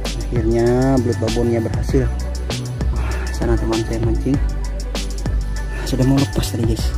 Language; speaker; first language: Indonesian; native; Indonesian